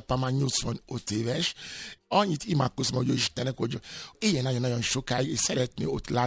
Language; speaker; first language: Hungarian; non-native, fluent; Yoruba